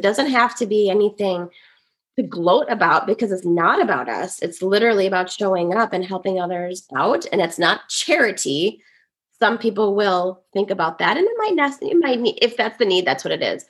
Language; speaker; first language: English; native; English